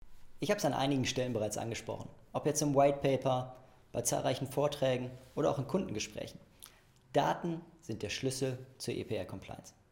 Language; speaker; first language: German; native; German